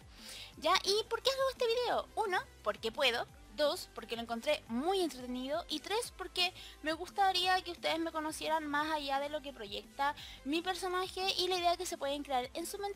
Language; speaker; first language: Spanish; native; Spanish